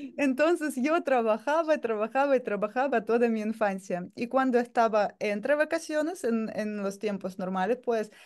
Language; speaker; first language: Spanish; non-native, fluent; Russian